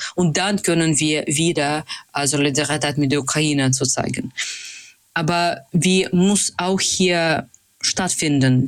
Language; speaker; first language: German; non-native, fluent; Russian